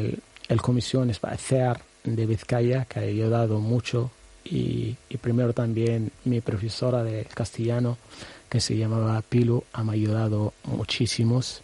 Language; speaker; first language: Spanish; non-native, learner; Arabic